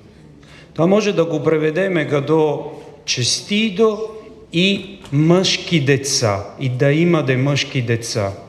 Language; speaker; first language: Bulgarian; non-native, fluent; Italian